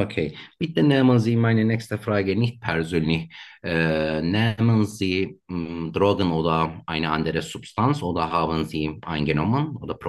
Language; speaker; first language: German; non-native, learner; Turkish